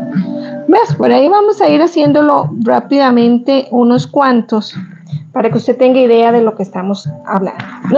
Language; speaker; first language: Spanish; native; Spanish